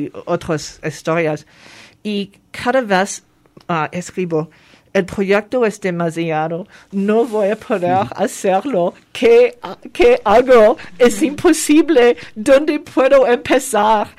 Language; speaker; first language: Spanish; non-native, fluent; French